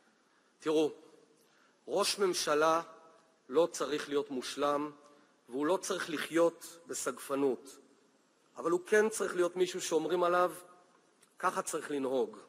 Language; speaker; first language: Hebrew; native; Hebrew